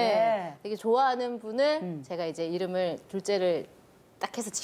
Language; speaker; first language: Korean; native; Korean